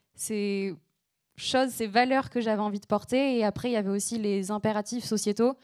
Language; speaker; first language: French; native; French